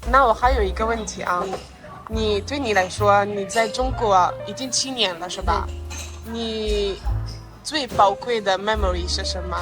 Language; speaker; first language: Chinese; non-native, fluent; Arabic